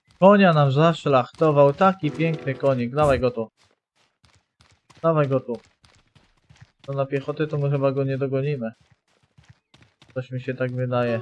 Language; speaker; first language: Polish; native; Polish